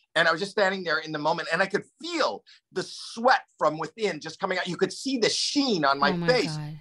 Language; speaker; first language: English; native; English